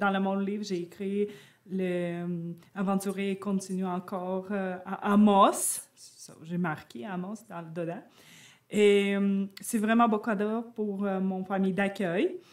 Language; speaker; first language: French; non-native, learner; Ukrainian